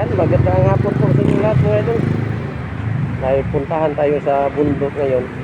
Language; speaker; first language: Filipino; non-native, local second language; Cebuano